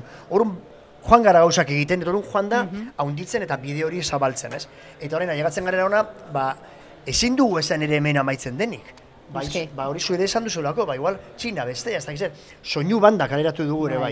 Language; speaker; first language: Basque; native; Basque